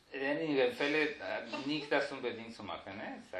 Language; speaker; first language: German; non-native, fluent; Spanish